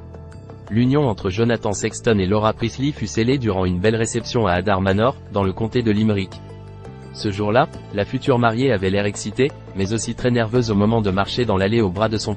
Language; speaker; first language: French; native; French